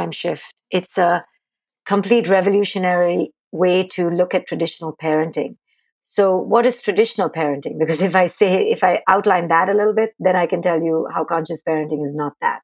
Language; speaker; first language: English; non-native, local second language; Hindi